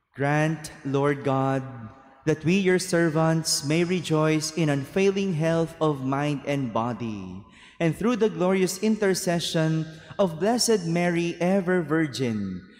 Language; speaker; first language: English; non-native, local second language; Filipino